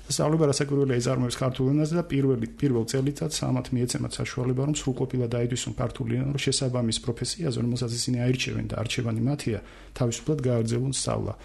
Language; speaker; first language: Georgian; native; Georgian